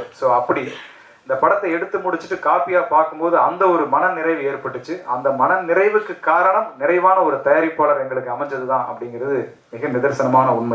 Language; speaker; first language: Tamil; native; Tamil